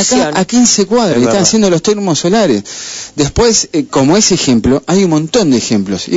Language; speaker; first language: Spanish; native; Spanish